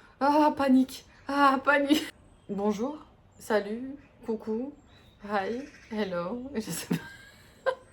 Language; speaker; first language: French; native; French